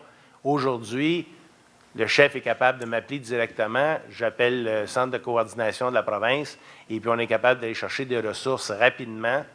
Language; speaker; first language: French; native; French